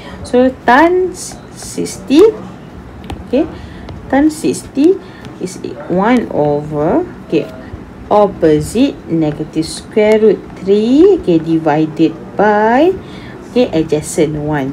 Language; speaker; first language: English; non-native, local second language; Malay